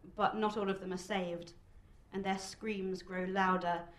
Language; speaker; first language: English; native; English